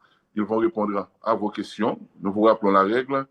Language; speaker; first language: French; non-native, local second language; Haitian Creole